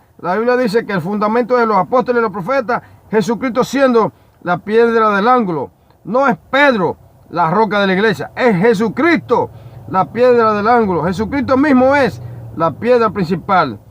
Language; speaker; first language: Spanish; native; Spanish